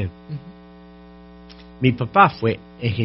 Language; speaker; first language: Spanish; non-native, fluent; English